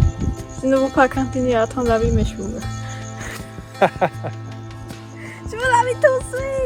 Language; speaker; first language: French; non-native, learner; Chinese